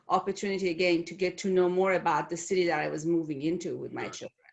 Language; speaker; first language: English; non-native, fluent; Persian